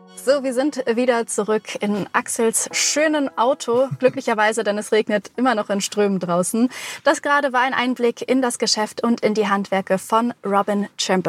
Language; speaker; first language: German; native; German